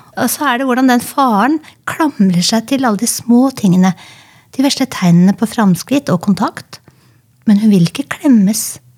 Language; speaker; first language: Norwegian; native; Norwegian